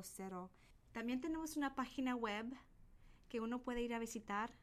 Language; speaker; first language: Spanish; early bilingual, heritage; Spanish